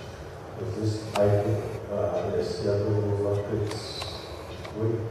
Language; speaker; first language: Russian; non-native, local second language; Kyrgyz